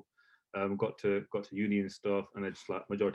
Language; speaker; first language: English; native; English